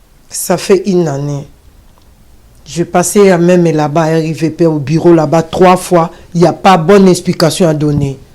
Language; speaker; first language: French; non-native, learner; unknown